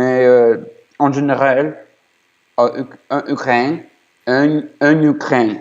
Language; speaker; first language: French; non-native, learner; Ukrainian